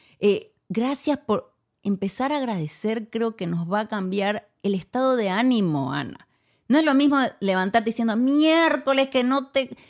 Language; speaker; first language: Spanish; native; Spanish